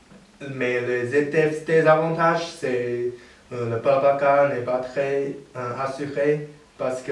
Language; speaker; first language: French; non-native, learner; Chinese